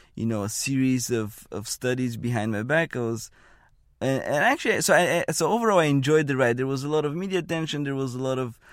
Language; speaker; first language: English; non-native, fluent; Bulgarian